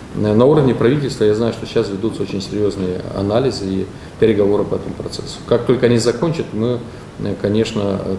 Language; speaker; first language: Russian; non-native, local second language; Romanian